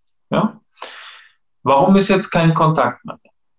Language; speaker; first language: German; non-native, fluent; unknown